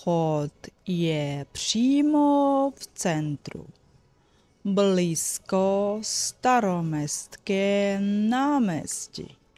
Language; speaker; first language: Czech; non-native, fluent; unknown